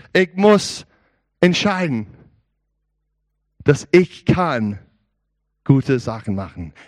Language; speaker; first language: German; non-native, learner; English